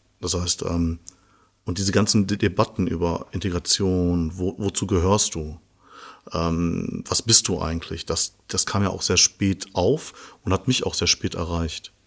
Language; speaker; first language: German; early bilingual, other home language; Persian